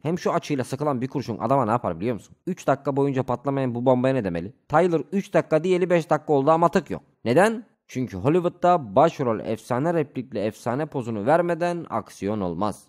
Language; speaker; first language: Turkish; native; Turkish